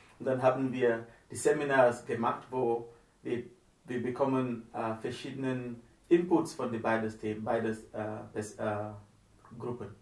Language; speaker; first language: German; non-native, learner; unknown